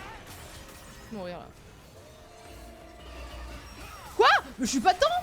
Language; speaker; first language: French; native; French